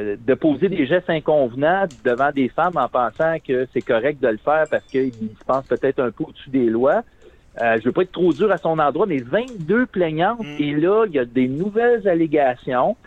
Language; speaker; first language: French; native; French